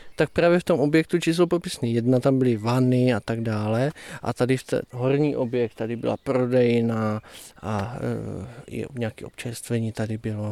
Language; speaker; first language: Czech; native; Czech